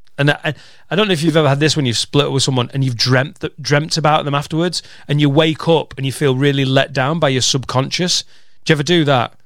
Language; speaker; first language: English; native; English